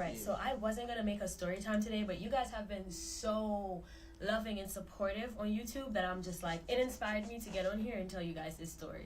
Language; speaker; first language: English; early bilingual, other home language; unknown